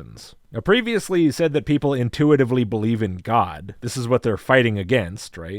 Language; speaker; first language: English; native; English